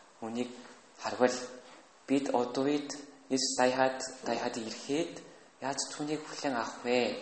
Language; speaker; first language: Mongolian; non-native, fluent; Korean